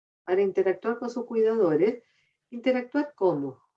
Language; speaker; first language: Spanish; native; Spanish